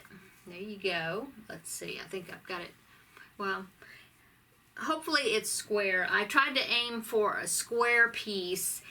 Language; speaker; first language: English; native; English